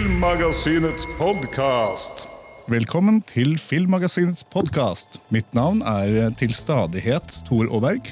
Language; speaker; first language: Norwegian; native; Norwegian